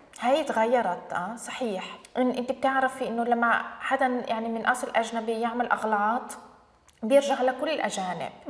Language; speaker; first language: Arabic; early bilingual, heritage; Arabic